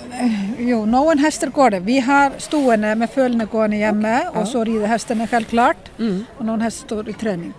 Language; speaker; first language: Swedish; non-native, fluent; Icelandic